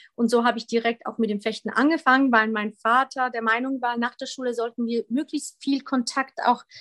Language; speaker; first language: German; early bilingual, other home language; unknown